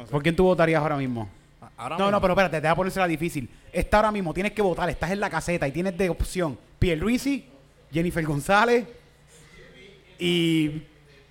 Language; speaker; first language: Spanish; native; Spanish